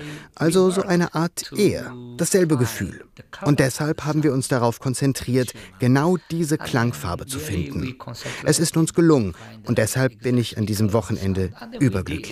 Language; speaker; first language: German; native; German